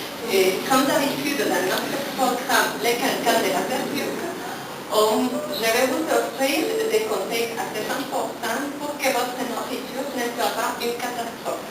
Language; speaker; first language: French; non-native, learner; Spanish